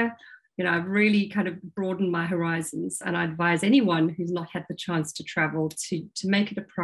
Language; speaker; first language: English; native; English